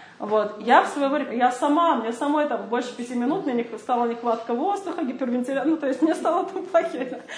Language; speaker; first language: Russian; early bilingual, heritage; Russian